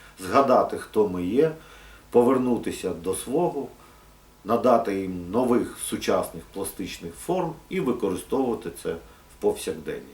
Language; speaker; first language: Ukrainian; non-native, local second language; Russian